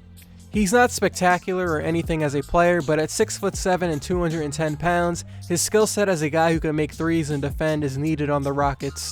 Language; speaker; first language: English; native; English